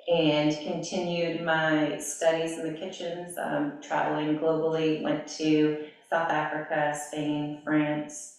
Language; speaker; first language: English; native; English